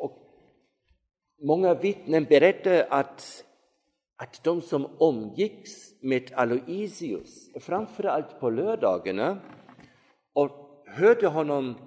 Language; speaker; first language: Swedish; non-native, fluent; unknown